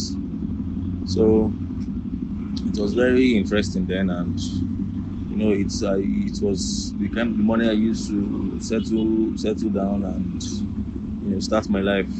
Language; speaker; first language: English; non-native, local second language; Igbo